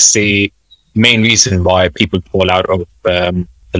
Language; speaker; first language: English; non-native, local second language; Urdu